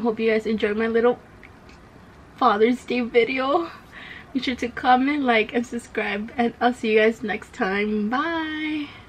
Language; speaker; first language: English; early bilingual, other home language; Spanish